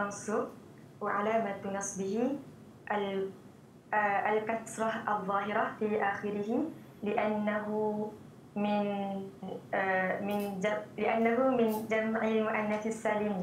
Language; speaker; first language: Arabic; non-native, learner; Malay